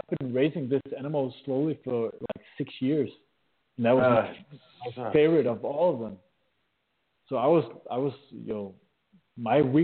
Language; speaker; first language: English; non-native, fluent; Danish